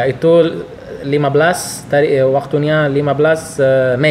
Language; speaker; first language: Indonesian; non-native, learner; Arabic